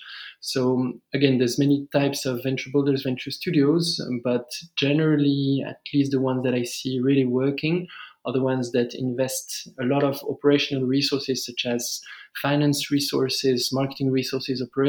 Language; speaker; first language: English; non-native, fluent; French